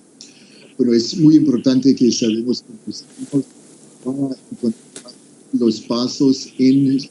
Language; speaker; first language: Spanish; non-native, fluent; English